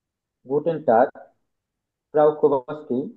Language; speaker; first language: German; non-native, learner; Bangla